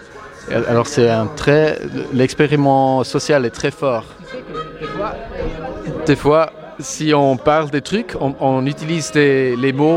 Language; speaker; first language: French; non-native, local second language; German